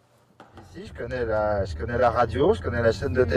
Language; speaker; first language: French; native; French